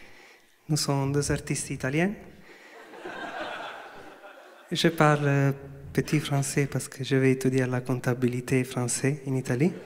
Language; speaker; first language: French; non-native, learner; Italian